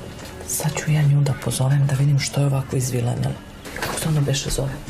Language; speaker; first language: Serbian; native; Serbian